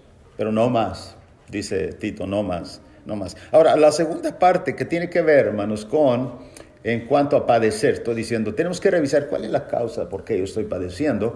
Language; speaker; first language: Spanish; native; Spanish